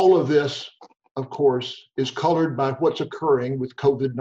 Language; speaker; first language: English; native; English